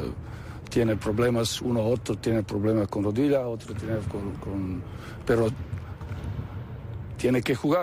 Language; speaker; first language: Spanish; non-native, fluent; Serbian